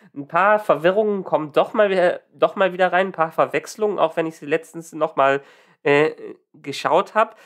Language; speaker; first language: German; native; German